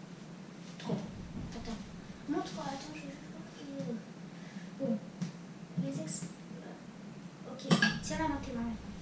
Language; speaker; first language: French; native; French